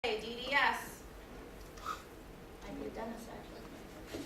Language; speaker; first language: English; native; English